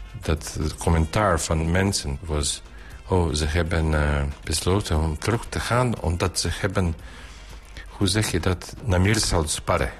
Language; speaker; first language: Dutch; non-native, learner; Bosnian